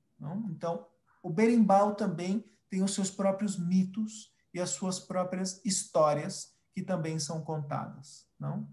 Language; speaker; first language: Portuguese; early bilingual, other home language; Spanish